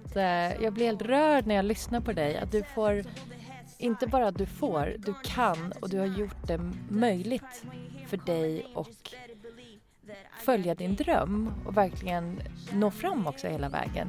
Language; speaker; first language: Swedish; non-native, fluent; Persian